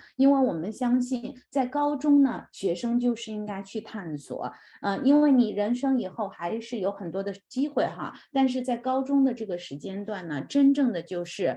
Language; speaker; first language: Chinese; native; Chinese